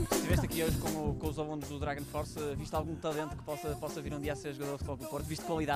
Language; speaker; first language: Portuguese; native; Portuguese